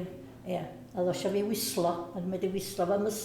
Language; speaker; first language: Welsh; native; Welsh